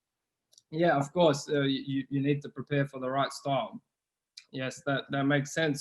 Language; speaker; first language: English; native; English